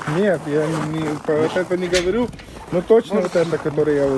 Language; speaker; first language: Russian; non-native, learner; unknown